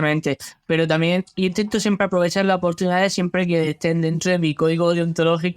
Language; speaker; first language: Spanish; native; Spanish